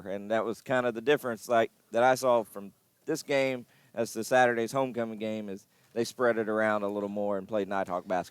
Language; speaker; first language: English; native; English